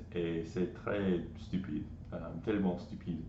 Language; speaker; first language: French; non-native, learner; English